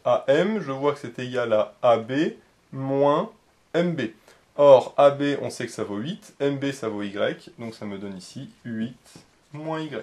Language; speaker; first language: French; native; French